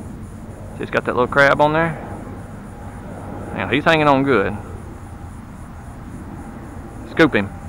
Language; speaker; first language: English; native; English